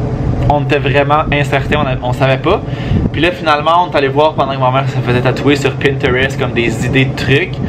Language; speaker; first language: French; native; French